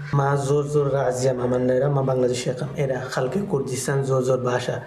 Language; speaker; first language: Central Kurdish; non-native, learner; Bangla